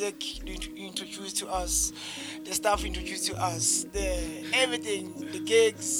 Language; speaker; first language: English; non-native, local second language; Zulu